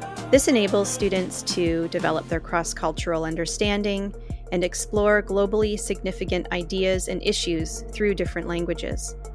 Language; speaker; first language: English; native; English